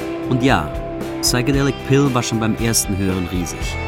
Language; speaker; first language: German; native; German